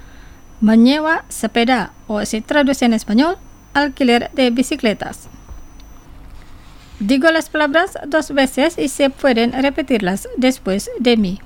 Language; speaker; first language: Spanish; non-native, fluent; Indonesian